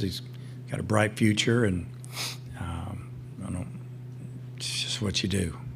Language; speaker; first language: English; native; English